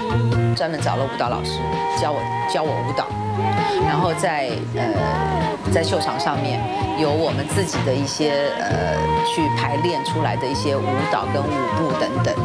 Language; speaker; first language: Chinese; native; Chinese